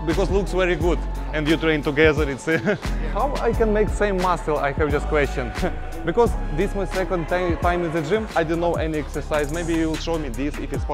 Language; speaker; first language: English; non-native, learner; Russian